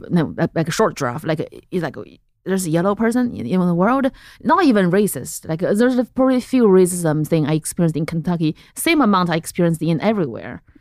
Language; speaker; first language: English; non-native, fluent; Chinese